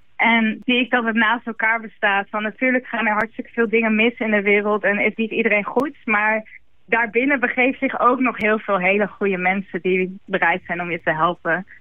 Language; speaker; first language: Dutch; native; Dutch